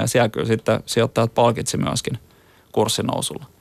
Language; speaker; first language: Finnish; native; Finnish